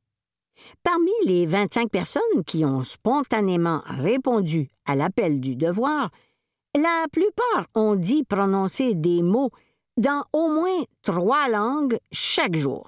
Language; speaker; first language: French; native; French